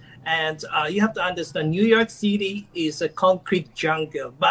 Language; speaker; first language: English; non-native, local second language; Filipino